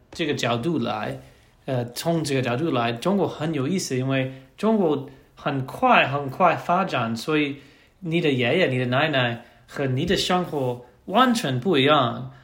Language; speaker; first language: Chinese; non-native, learner; English